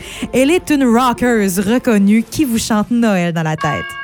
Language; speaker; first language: French; native; French